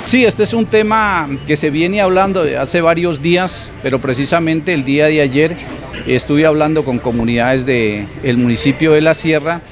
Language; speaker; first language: Spanish; native; Spanish